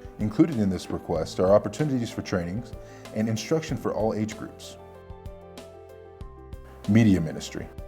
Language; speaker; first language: English; native; English